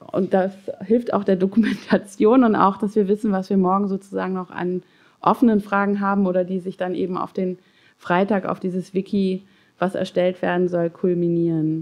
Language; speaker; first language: German; native; German